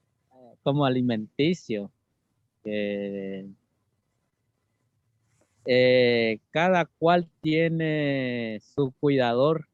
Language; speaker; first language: Spanish; non-native, local second language; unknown